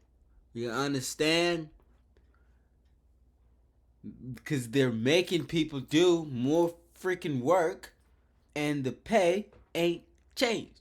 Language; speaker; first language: English; native; English